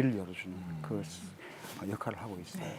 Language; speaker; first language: Korean; native; Korean